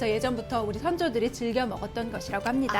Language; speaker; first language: Korean; native; Korean